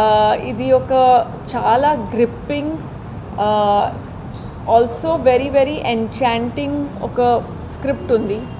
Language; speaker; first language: Telugu; non-native, fluent; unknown